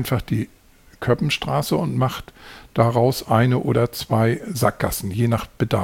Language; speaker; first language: German; native; German